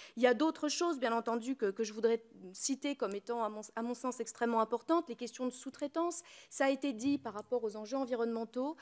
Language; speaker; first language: French; native; French